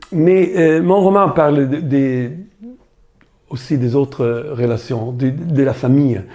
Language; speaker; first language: French; non-native, fluent; Italian